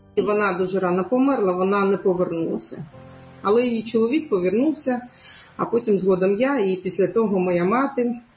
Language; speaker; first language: Ukrainian; non-native, local second language; Crimean Tatar